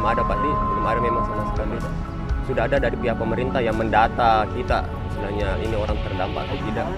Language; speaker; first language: Indonesian; native; Indonesian